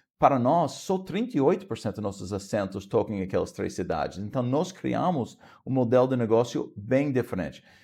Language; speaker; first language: Portuguese; non-native, fluent; English